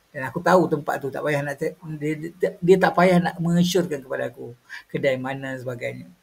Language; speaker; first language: Malay; native; Malay